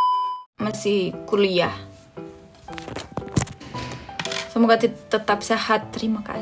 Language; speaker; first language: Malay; non-native, fluent; Turkish